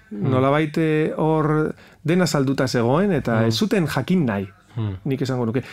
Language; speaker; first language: Basque; non-native, local second language; Spanish